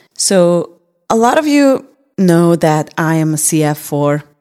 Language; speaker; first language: English; non-native, fluent; Hungarian